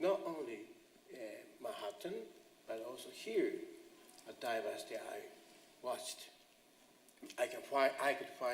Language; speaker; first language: English; non-native, fluent; Japanese